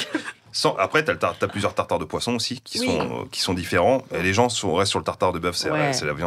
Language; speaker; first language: French; native; French